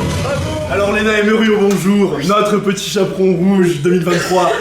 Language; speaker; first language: French; native; French